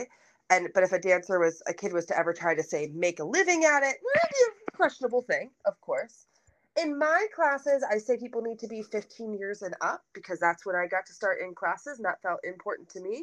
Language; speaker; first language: English; native; English